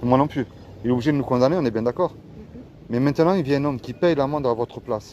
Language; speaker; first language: French; native; French